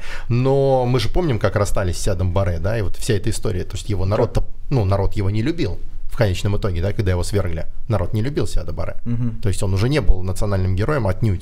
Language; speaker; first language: Russian; native; Russian